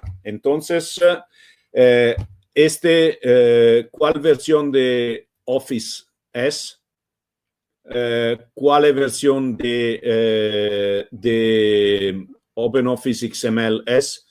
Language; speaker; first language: Spanish; non-native, fluent; Italian